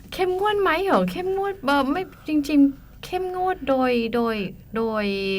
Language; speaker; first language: Thai; native; Thai